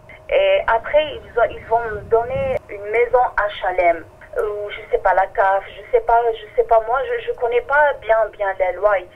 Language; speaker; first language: French; non-native, fluent; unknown